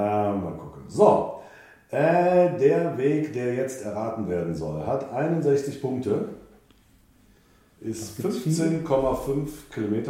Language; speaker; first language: German; native; German